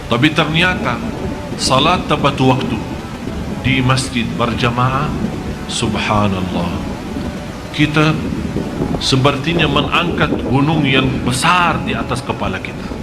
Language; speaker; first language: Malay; non-native, fluent; Arabic